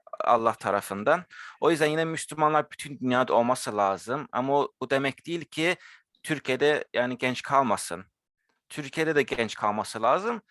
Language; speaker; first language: Turkish; early bilingual, heritage; Turkish